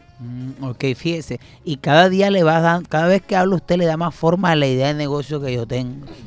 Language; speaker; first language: Spanish; native; Spanish